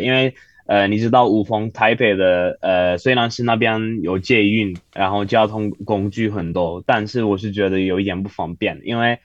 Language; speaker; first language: Chinese; non-native, fluent; Turkish